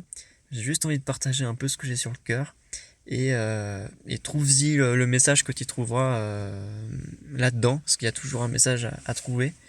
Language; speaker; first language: French; native; French